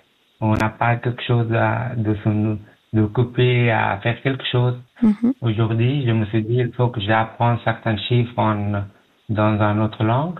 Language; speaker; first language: French; non-native, learner; Pashto